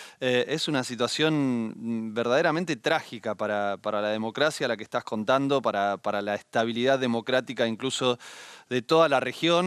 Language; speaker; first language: Spanish; native; Spanish